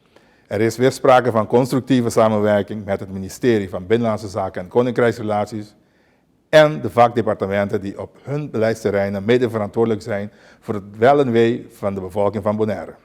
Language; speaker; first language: Dutch; non-native, local second language; Papiamento